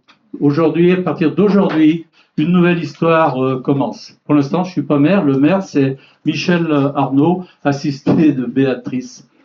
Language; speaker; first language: French; native; French